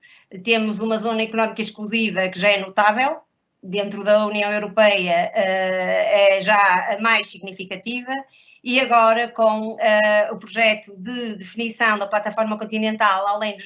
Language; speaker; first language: Portuguese; native; Portuguese